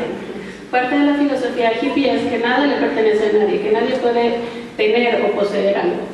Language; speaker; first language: Spanish; native; Spanish